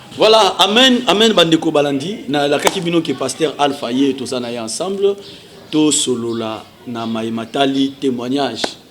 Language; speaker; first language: Lingala; native; Lingala